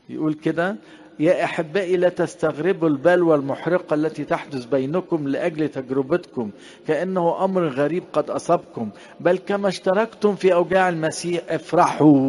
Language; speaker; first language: Arabic; native; Arabic